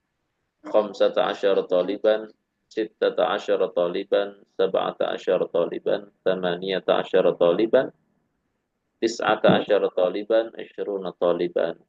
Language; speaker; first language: Arabic; non-native, fluent; Indonesian